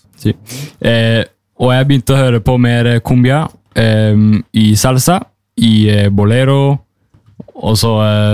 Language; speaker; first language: Norwegian; early bilingual, other home language; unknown